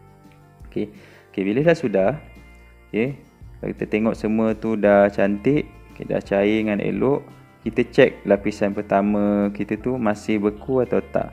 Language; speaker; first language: Malay; native; Malay